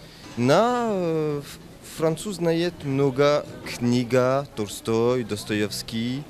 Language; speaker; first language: Russian; non-native, learner; French